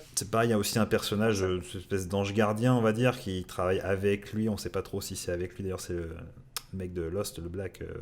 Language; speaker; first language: French; native; French